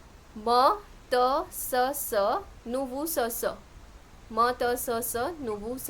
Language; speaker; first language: French; non-native, fluent; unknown